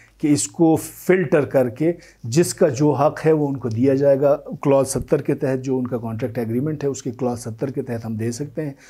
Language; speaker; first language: Urdu; native; Urdu